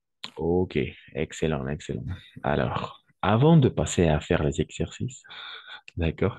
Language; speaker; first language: French; non-native, fluent; Spanish